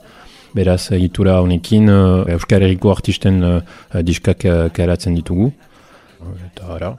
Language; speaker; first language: Basque; non-native, fluent; Italian